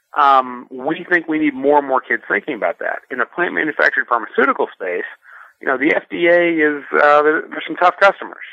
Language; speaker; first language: English; native; English